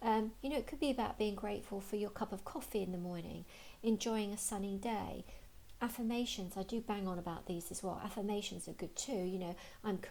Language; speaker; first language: English; native; English